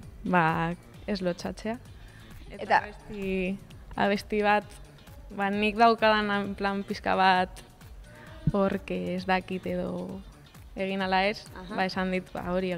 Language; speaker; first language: Basque; non-native, local second language; Spanish